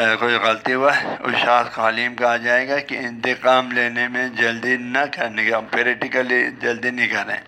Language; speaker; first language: Urdu; non-native, local second language; Balti